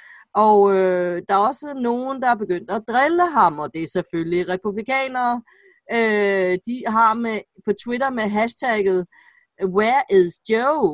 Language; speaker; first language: Danish; native; Danish